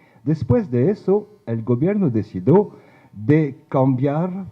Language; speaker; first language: Spanish; non-native, fluent; French